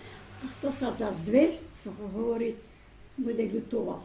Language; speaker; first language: Slovak; early bilingual, heritage; Slovak